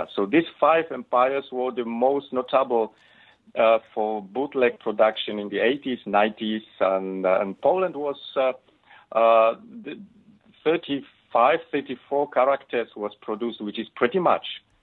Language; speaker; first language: English; non-native, fluent; Polish